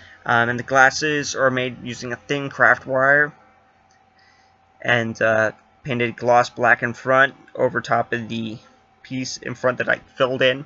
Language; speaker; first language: English; native; English